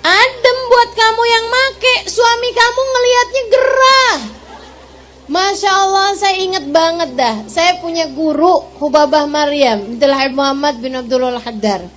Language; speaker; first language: Indonesian; native; Indonesian